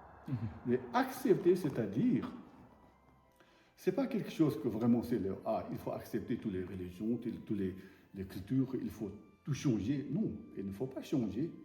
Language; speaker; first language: French; non-native, learner; Tibetan